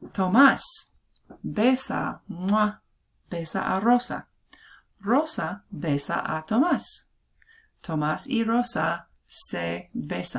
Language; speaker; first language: Spanish; non-native, fluent; English